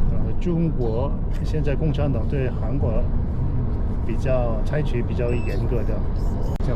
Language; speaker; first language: Chinese; non-native, fluent; Korean